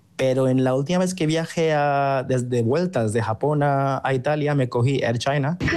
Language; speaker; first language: Spanish; non-native, fluent; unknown